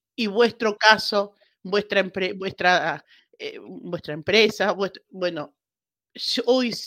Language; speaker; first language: Spanish; native; Spanish